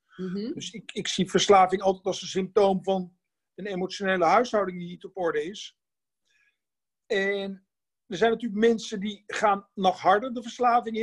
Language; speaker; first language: Dutch; native; Dutch